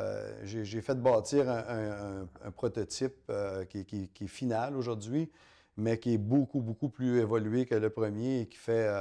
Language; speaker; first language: French; native; French